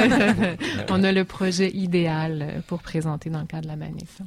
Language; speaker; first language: French; native; French